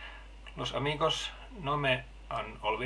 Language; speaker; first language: Spanish; non-native, learner; Finnish